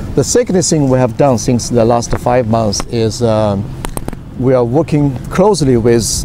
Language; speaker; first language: English; non-native, fluent; Chinese